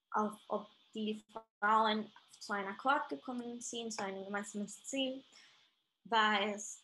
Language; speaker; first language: German; non-native, fluent; Spanish